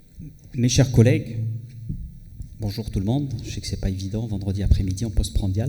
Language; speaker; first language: French; non-native, local second language; Arabic